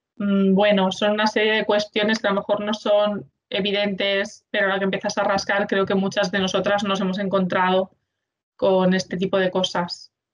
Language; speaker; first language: Spanish; non-native, local second language; Catalan